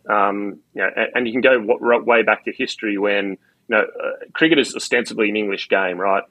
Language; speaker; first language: English; native; English